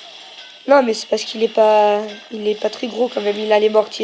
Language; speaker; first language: French; native; French